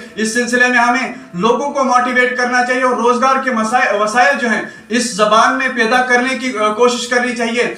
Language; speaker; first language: Urdu; non-native, local second language; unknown